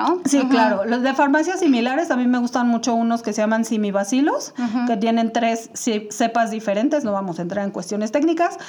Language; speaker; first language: Spanish; native; Spanish